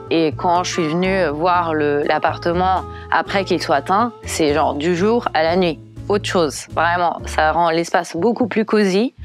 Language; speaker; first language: French; non-native, fluent; Portuguese